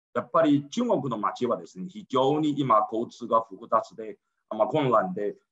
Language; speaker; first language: Japanese; non-native, fluent; Chinese